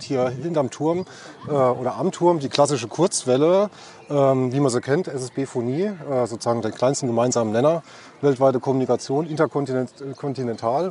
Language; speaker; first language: German; native; German